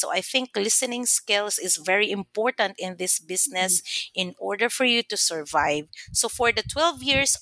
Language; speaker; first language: English; non-native, local second language; Cebuano